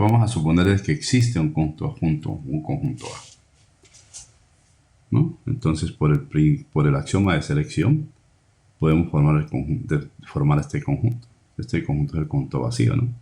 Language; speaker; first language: Spanish; native; Spanish